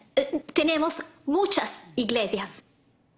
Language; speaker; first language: Spanish; non-native, learner; Italian